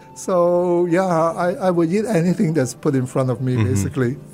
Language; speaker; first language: English; non-native, local second language; Cantonese